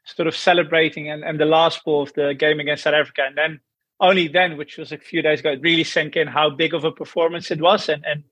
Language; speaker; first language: English; non-native, fluent; Dutch